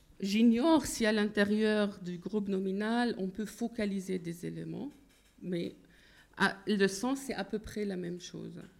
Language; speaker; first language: French; non-native, fluent; Arabic